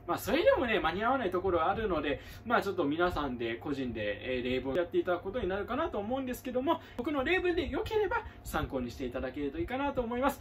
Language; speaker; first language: Japanese; native; Japanese